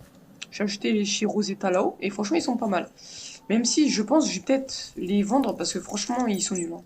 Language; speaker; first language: French; native; French